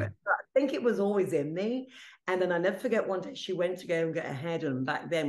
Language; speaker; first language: English; non-native, local second language; Italian